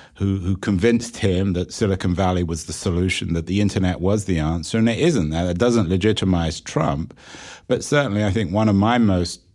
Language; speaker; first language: English; native; English